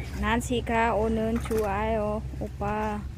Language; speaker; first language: Korean; non-native, learner; Vietnamese